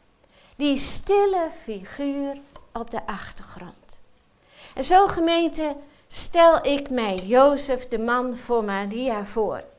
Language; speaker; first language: Dutch; native; Dutch